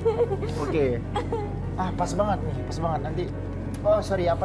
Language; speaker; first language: Indonesian; native; Indonesian